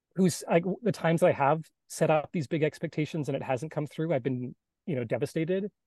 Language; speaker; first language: English; native; English